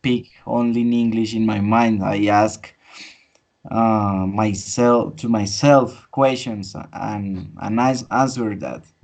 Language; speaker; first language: English; non-native, fluent; Spanish